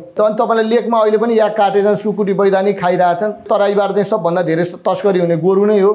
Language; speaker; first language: Nepali; native; Nepali